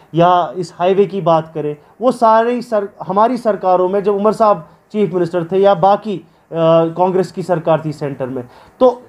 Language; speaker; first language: Hindi; non-native, local second language; Kashmiri